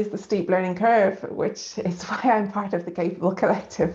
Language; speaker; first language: English; native; English